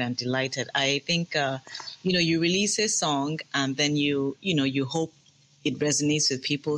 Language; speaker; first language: English; non-native, local second language; Yoruba